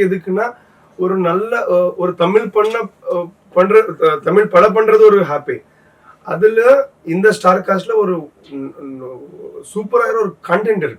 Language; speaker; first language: Tamil; non-native, learner; Tulu